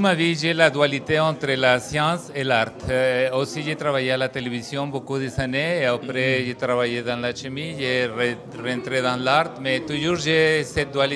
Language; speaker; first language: French; non-native, learner; Spanish